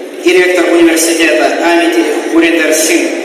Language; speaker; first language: Russian; native; Russian